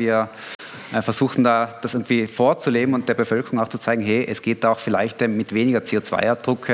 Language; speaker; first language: German; native; German